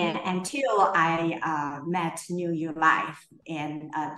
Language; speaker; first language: English; non-native, fluent; Chinese